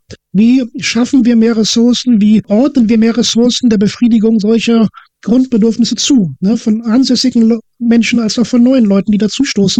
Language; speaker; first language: German; native; German